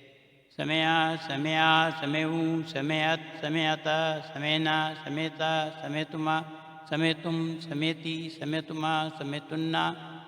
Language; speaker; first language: Arabic; non-native, fluent; Urdu